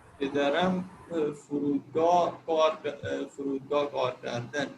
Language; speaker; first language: Persian; non-native, learner; Urdu